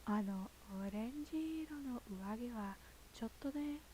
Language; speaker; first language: Japanese; non-native, learner; English